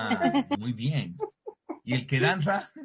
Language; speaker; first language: Spanish; native; Spanish